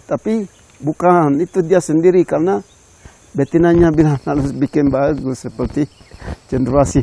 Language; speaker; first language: Indonesian; non-native, local second language; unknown